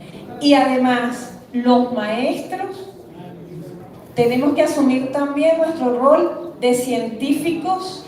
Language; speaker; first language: Spanish; native; Spanish